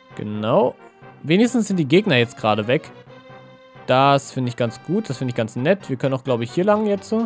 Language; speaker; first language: German; native; German